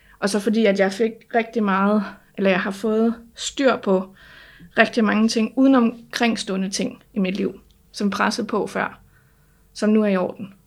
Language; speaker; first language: Danish; native; Danish